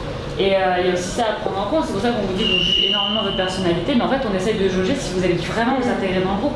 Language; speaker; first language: French; native; French